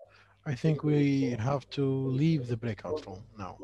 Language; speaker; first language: English; non-native, fluent; Arabic